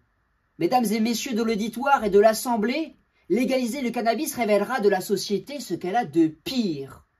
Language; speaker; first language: French; native; French